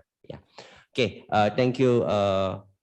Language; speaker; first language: English; non-native, learner; Indonesian